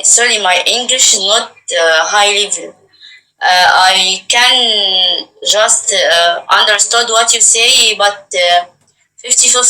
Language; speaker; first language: English; non-native, learner; Arabic